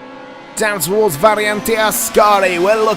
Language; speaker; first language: English; native; English